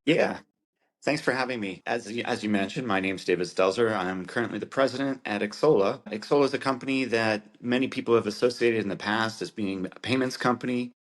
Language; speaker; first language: English; native; English